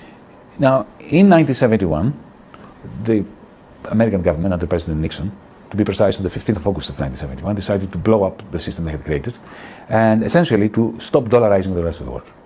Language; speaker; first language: English; non-native, fluent; Greek